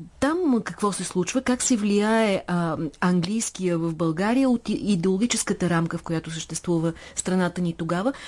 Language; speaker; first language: Bulgarian; native; Bulgarian